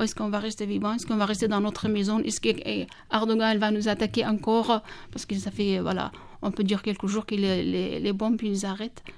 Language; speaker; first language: French; non-native, learner; Kurdish